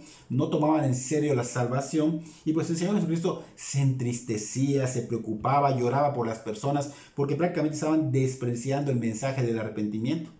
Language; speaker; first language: Spanish; native; Spanish